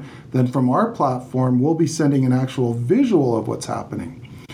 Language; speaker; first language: English; native; English